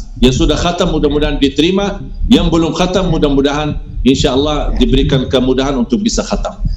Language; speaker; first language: Malay; non-native, fluent; Arabic